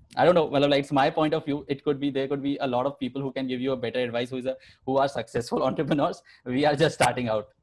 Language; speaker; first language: English; non-native, local second language; Hindi